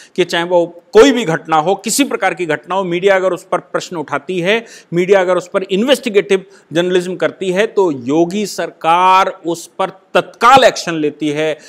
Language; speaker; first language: Hindi; native; Hindi